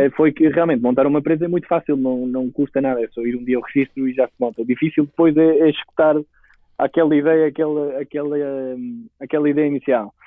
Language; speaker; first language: Portuguese; non-native, fluent; Spanish